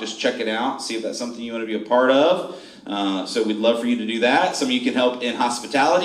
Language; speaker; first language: English; native; English